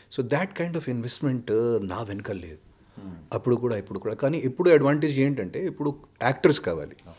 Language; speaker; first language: Telugu; non-native, fluent; Hindi